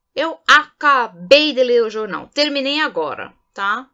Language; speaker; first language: Portuguese; native; Portuguese